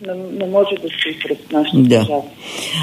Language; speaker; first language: Bulgarian; native; Bulgarian